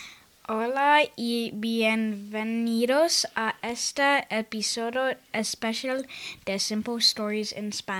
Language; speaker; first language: Spanish; non-native, learner; English